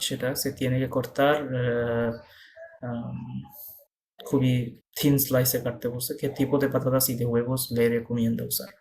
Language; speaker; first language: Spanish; non-native, fluent; Bangla